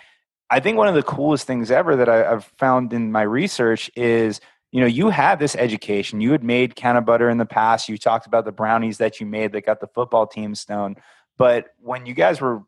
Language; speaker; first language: English; native; English